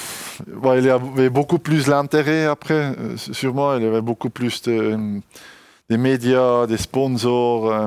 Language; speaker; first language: French; non-native, local second language; German